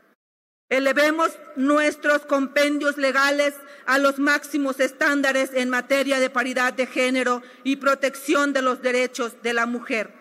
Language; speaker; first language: Spanish; native; Spanish